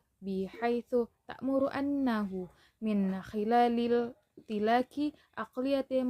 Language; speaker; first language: Arabic; non-native, learner; Indonesian